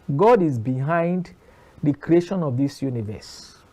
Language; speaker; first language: English; non-native, local second language; Yoruba